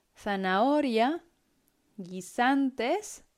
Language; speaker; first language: Spanish; native; Spanish